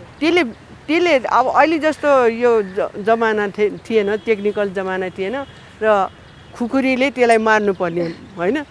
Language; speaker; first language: Nepali; non-native, local second language; Newari